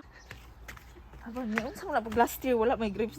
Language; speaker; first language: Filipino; non-native, local second language; Cebuano